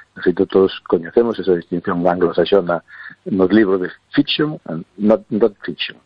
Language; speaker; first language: Galician; non-native, local second language; Spanish